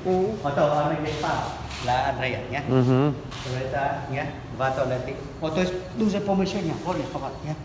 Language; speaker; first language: Polish; non-native, learner; Khmer